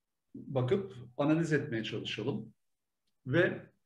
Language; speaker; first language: Turkish; native; Turkish